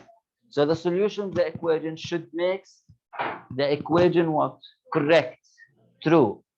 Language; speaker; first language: English; non-native, local second language; Arabic